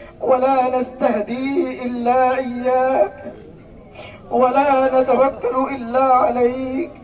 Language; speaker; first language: Arabic; non-native, fluent; Bangla